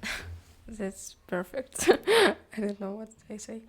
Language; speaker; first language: English; non-native, learner; Ukrainian